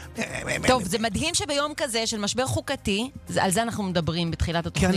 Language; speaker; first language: Hebrew; native; Hebrew